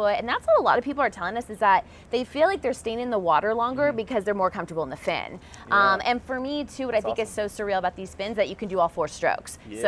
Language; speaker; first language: English; native; English